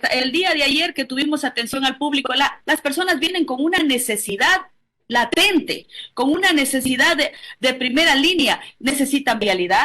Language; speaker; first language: Spanish; native; Spanish